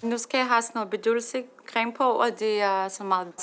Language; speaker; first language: Danish; early bilingual, heritage; Danish